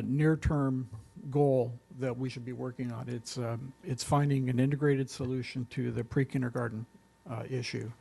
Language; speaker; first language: English; native; English